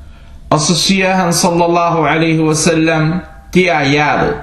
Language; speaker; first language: Danish; early bilingual, other home language; Arabic